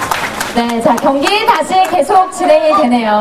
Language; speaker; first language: Korean; native; Korean